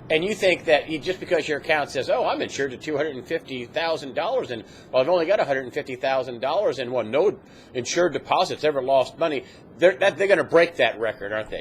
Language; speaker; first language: English; native; English